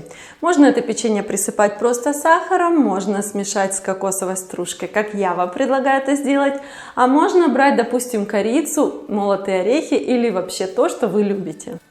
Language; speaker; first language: Russian; native; Russian